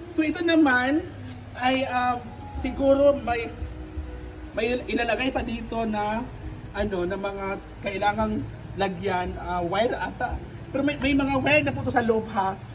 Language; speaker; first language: Filipino; native; Filipino